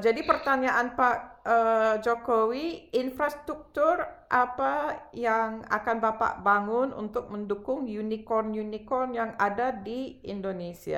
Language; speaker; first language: Indonesian; non-native, fluent; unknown